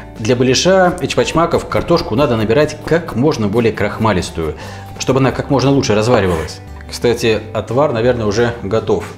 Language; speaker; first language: Russian; native; Russian